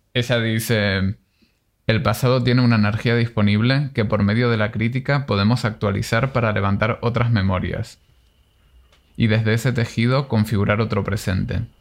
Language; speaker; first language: Spanish; non-native, fluent; Hebrew